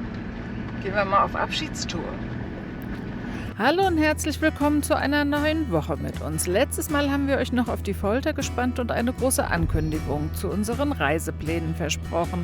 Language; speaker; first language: German; native; German